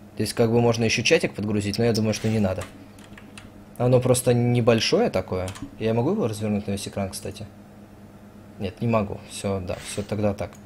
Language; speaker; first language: Russian; native; Russian